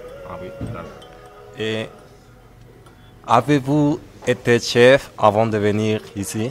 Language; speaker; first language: French; non-native, learner; Spanish